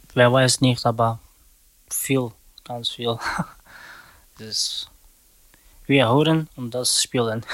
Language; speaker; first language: German; non-native, learner; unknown